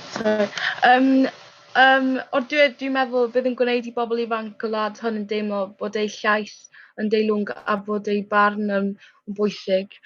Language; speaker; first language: Welsh; non-native, local second language; English